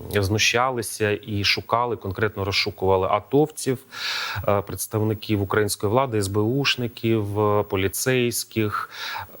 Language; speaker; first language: Ukrainian; native; Ukrainian